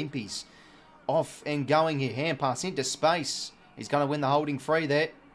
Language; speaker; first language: English; native; English